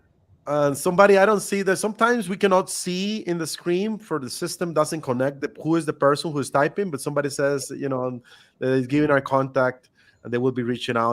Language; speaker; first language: English; non-native, fluent; Spanish